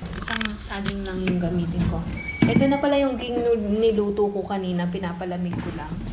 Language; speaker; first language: Filipino; native; Filipino